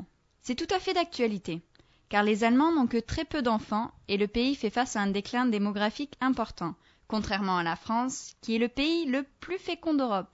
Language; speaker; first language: French; native; French